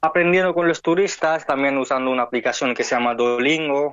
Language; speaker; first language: Spanish; non-native, learner; Hindi